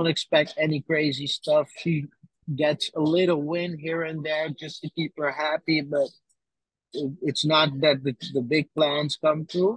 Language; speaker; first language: English; non-native, fluent; Dutch